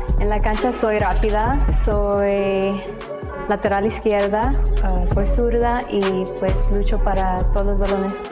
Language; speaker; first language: Spanish; early bilingual, heritage; Spanish